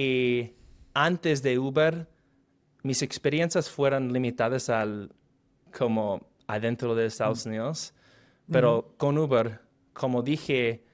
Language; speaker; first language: Spanish; non-native, fluent; English